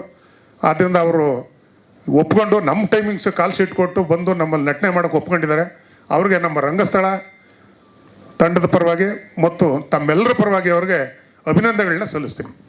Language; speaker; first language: Kannada; native; Kannada